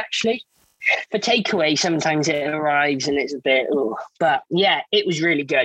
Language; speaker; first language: English; native; English